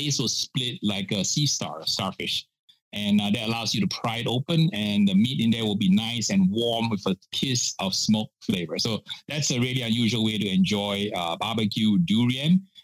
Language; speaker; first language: English; non-native, local second language; Min Nan Chinese